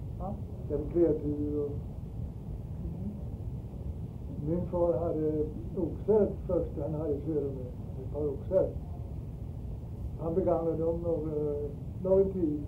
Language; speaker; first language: Swedish; early bilingual, heritage; Swedish